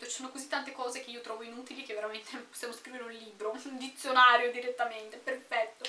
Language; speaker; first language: Italian; native; Italian